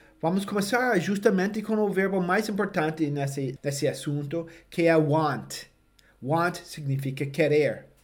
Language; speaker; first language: Portuguese; non-native, fluent; English